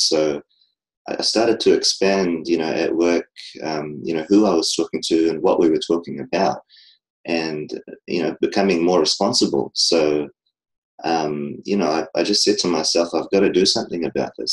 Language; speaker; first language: English; native; English